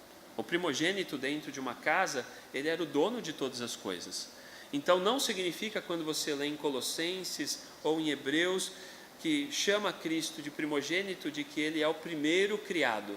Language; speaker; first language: Portuguese; native; Portuguese